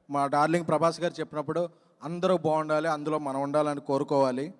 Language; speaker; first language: Telugu; native; Telugu